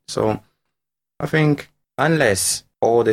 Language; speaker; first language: English; non-native, local second language; Ganda